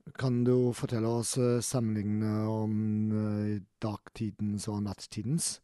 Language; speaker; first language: Norwegian; non-native, learner; German